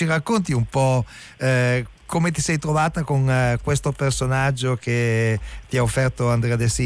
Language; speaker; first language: Italian; native; Italian